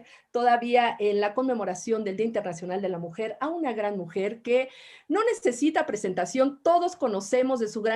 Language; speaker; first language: Spanish; native; Spanish